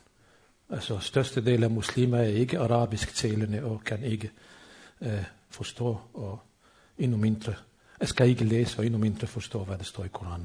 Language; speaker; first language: Swedish; non-native, fluent; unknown